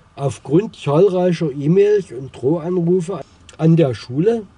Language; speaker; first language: German; native; German